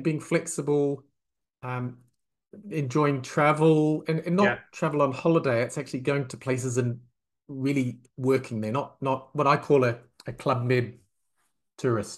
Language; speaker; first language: English; native; English